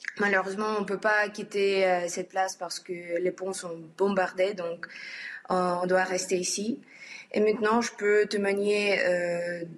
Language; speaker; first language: French; non-native, learner; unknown